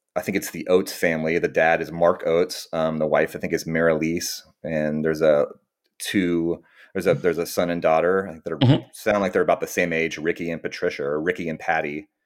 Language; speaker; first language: English; native; English